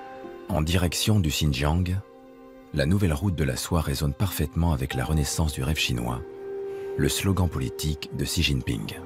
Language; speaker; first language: French; native; French